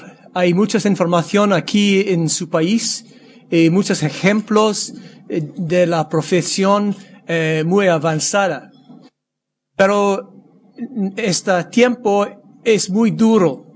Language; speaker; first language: Spanish; non-native, learner; English